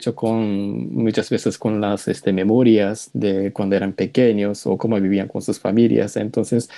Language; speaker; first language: Spanish; non-native, learner; Japanese